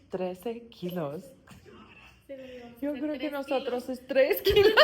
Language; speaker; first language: Spanish; early bilingual, heritage; English